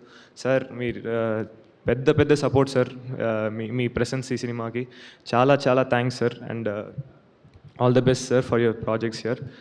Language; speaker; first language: Telugu; non-native, learner; Tamil